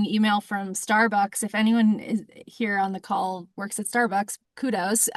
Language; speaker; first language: English; native; English